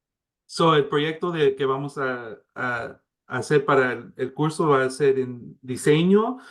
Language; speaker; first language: Spanish; early bilingual, heritage; English